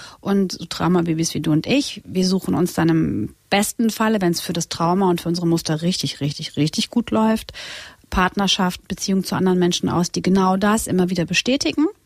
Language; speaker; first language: German; early bilingual, other home language; Croatian